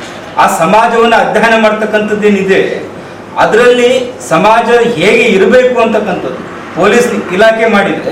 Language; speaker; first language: Kannada; native; Kannada